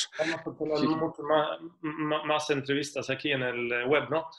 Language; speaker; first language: Spanish; non-native, fluent; Swedish